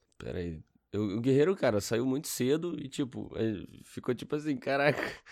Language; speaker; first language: Portuguese; native; Portuguese